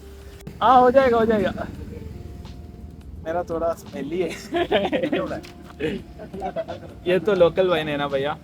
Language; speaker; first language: Hindi; non-native, local second language; Malayalam